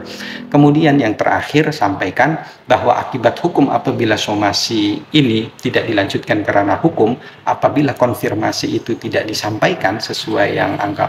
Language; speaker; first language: Indonesian; native; Indonesian